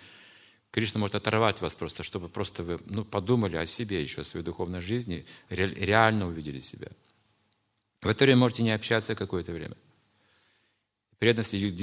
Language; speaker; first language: Russian; native; Russian